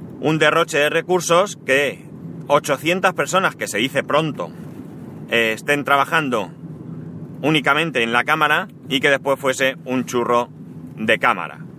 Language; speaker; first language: Spanish; native; Spanish